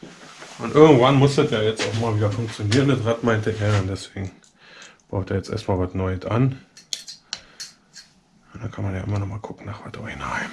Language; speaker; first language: German; native; German